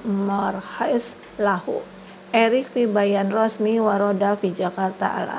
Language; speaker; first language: Arabic; non-native, fluent; Indonesian